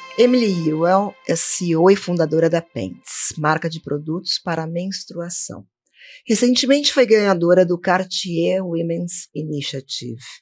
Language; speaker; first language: Portuguese; native; Portuguese